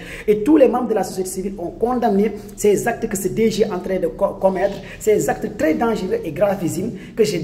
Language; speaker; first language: French; non-native, local second language; Wolof